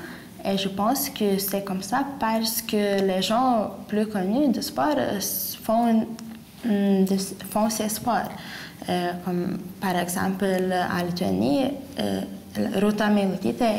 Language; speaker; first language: French; non-native, learner; Lithuanian